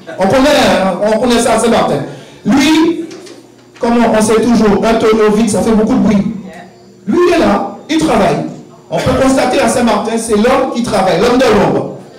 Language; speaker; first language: French; native; French